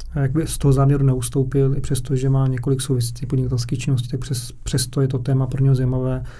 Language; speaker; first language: Czech; native; Czech